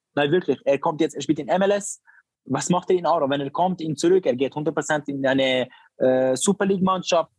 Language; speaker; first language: German; non-native, learner; Albanian